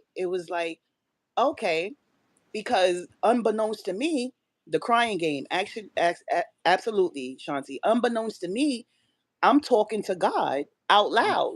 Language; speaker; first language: English; native; English